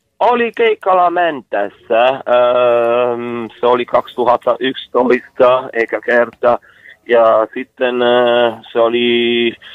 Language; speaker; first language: Finnish; non-native, learner; Italian